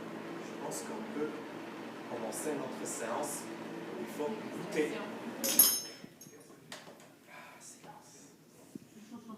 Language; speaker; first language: French; non-native, fluent; Hebrew